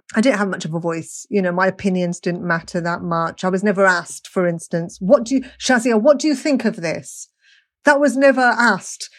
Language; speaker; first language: English; native; English